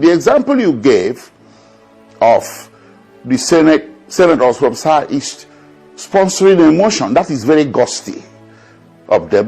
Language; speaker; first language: English; non-native, local second language; Igbo